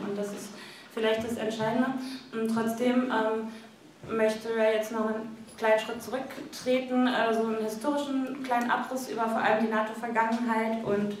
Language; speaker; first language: German; native; German